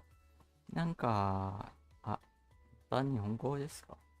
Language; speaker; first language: Japanese; non-native, learner; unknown